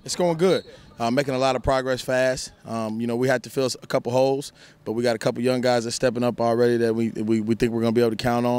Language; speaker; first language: English; native; English